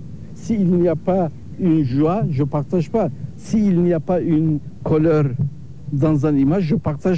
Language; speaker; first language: French; non-native, learner; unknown